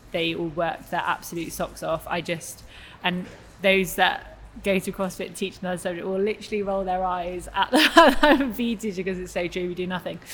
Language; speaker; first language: English; native; English